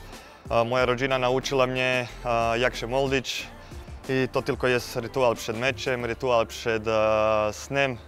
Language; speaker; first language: Polish; non-native, learner; Croatian